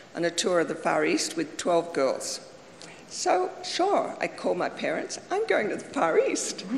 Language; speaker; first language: English; native; English